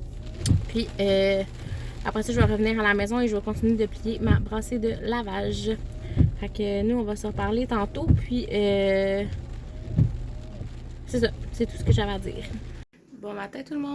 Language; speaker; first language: French; native; French